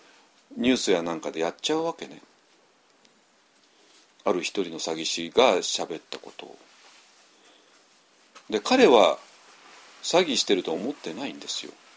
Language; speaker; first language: Japanese; native; Japanese